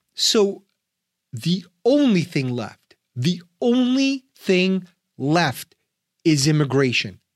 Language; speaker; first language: English; early bilingual, other home language; Russian